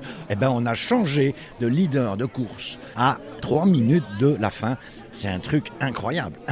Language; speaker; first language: French; native; French